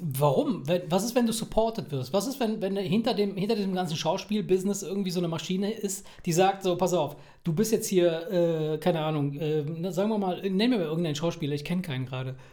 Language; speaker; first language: German; early bilingual, other home language; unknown